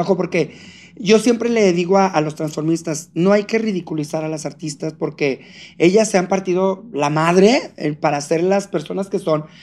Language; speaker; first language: Spanish; native; Spanish